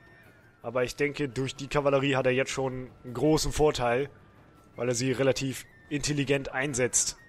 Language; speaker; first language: German; native; German